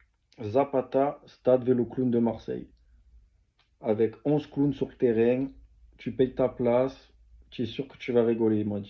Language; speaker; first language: French; native; French